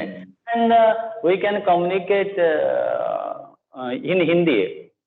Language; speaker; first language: English; non-native, local second language; Telugu